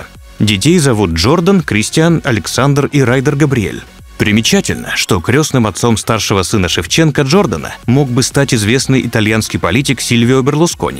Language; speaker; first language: Russian; native; Russian